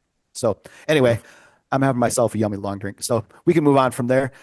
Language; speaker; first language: English; native; English